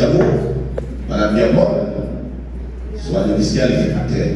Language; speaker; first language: French; non-native, local second language; Haitian Creole